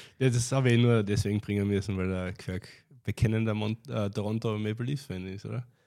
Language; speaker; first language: German; native; German